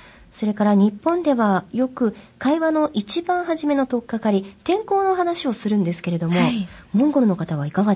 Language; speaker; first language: Japanese; native; Japanese